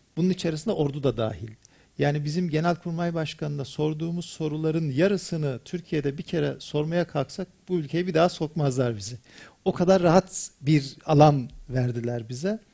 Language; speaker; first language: Turkish; native; Turkish